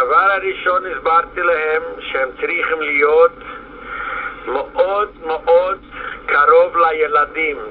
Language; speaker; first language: Hebrew; non-native, fluent; Yiddish